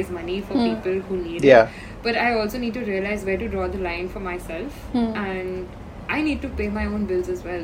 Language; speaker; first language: English; non-native, local second language; Hindi